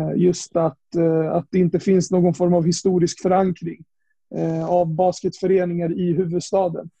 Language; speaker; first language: Swedish; native; Swedish